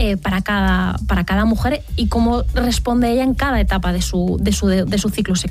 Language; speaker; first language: Spanish; native; Spanish